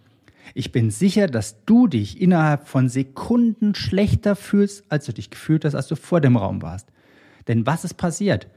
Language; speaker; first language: German; native; German